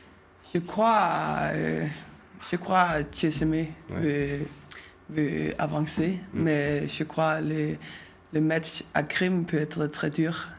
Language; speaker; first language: French; non-native, learner; Danish